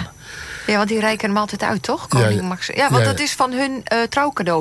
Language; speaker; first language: Dutch; native; Dutch